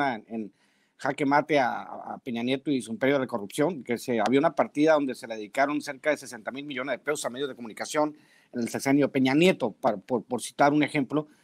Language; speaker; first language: Spanish; native; Spanish